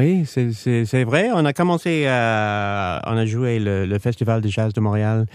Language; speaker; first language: French; non-native, fluent; English